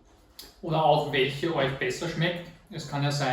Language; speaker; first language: German; native; German